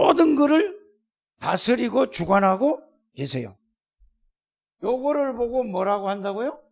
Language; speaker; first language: Korean; native; Korean